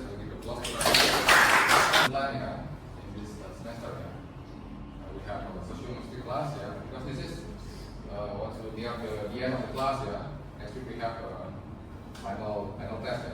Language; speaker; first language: English; non-native, fluent; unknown